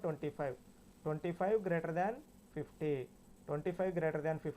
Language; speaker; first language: Telugu; native; Telugu